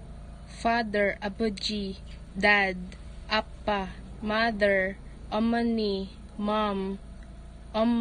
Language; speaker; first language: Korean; non-native, learner; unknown